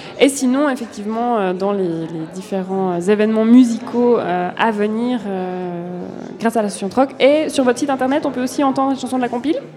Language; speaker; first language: French; native; French